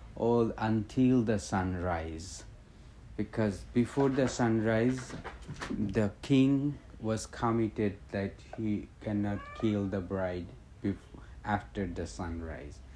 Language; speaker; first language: English; non-native, learner; Bangla